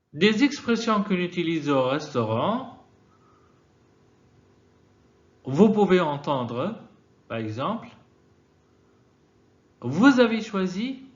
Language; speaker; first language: French; non-native, fluent; Arabic